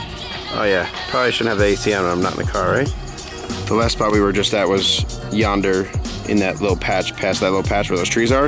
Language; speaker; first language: English; native; English